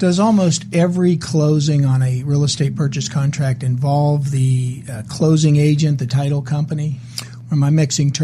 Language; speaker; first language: English; native; English